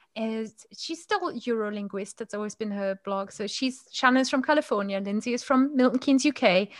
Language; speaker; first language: English; non-native, fluent; German